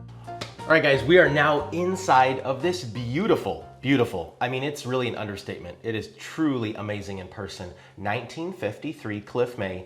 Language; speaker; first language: English; native; English